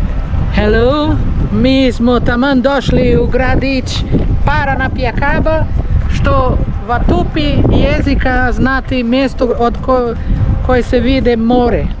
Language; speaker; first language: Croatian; non-native, learner; Portuguese